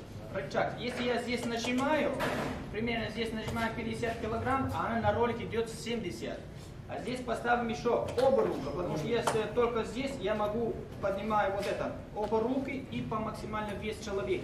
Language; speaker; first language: Russian; non-native, learner; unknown